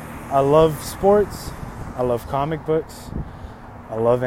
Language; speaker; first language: English; native; English